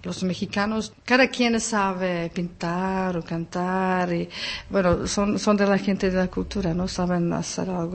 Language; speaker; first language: Spanish; non-native, fluent; Czech